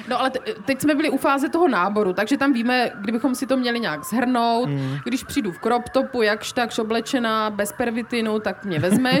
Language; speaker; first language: Czech; native; Czech